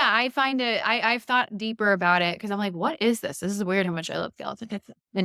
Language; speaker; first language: English; native; English